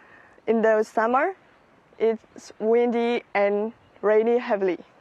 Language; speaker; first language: English; non-native, fluent; Burmese